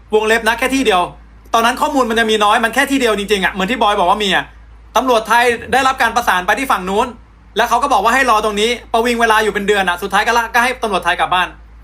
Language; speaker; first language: Thai; native; Thai